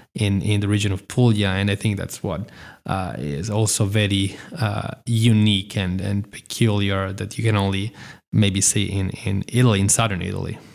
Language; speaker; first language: English; non-native, fluent; Italian